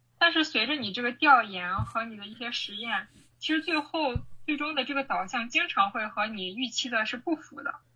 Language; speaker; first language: Chinese; native; Chinese